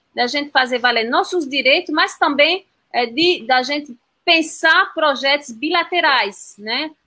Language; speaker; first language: Portuguese; non-native, fluent; French